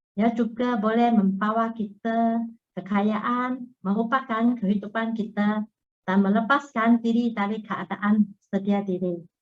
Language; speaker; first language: Malay; non-native, local second language; Chinese